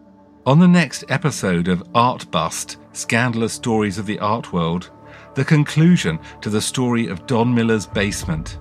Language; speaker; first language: English; native; English